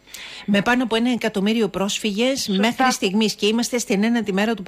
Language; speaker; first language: Greek; native; Greek